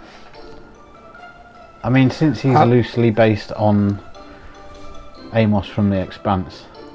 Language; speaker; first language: English; native; English